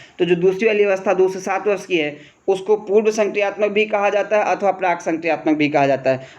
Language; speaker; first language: Hindi; native; Hindi